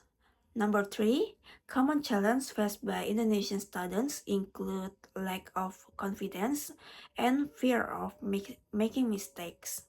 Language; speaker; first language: English; non-native, learner; Indonesian